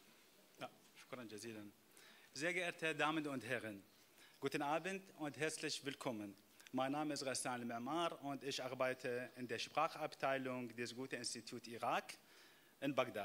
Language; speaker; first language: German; non-native, fluent; Arabic